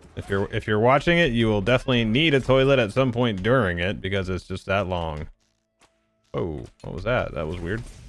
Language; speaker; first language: English; native; English